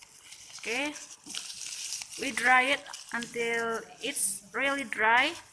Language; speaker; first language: English; non-native, learner; Indonesian